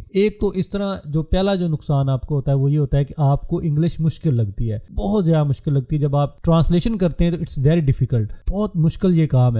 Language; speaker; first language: Urdu; non-native, local second language; Punjabi